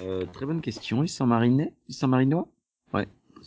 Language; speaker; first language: French; native; French